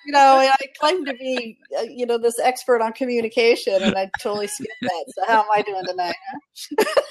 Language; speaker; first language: English; native; English